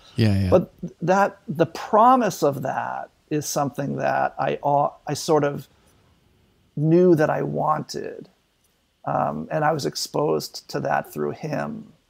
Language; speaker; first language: English; native; English